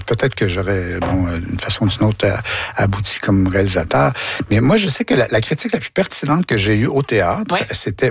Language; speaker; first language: French; native; French